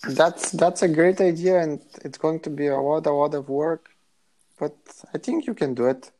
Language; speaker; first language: English; non-native, fluent; Bulgarian